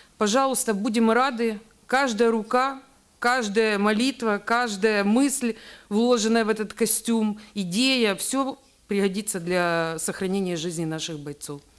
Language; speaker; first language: Russian; native; Russian